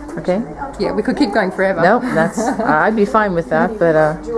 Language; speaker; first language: English; native; English